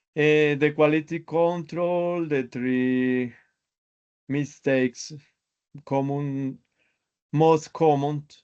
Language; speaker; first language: English; non-native, learner; Spanish